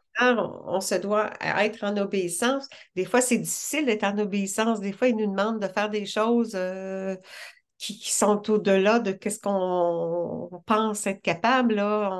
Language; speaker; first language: French; native; French